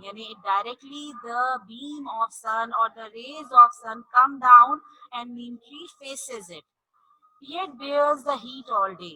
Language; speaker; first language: English; non-native, local second language; Urdu